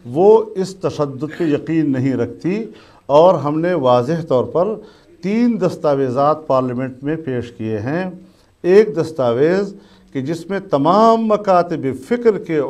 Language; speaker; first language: Urdu; non-native, local second language; Pashto